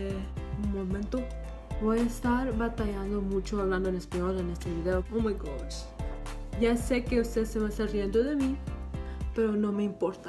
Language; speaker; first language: Spanish; early bilingual, heritage; Spanish